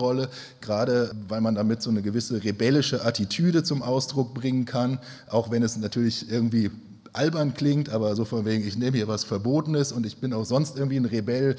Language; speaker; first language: German; native; German